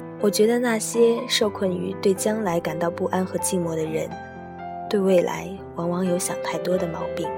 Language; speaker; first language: Chinese; native; Chinese